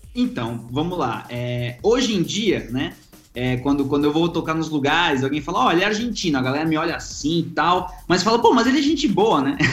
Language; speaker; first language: Portuguese; early bilingual, other home language; Spanish